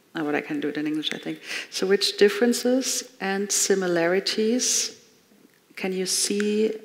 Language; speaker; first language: English; non-native, fluent; German